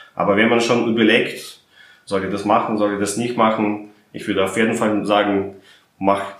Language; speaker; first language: German; non-native, fluent; Russian